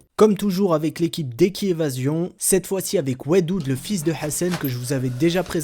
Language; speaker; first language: French; native; French